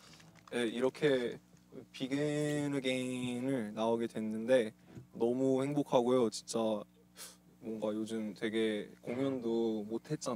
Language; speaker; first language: Korean; early bilingual, heritage; Korean